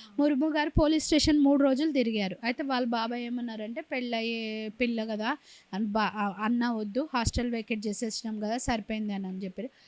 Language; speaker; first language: Telugu; native; Telugu